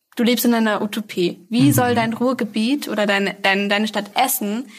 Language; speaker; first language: German; native; German